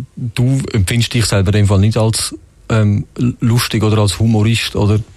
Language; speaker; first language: German; native; German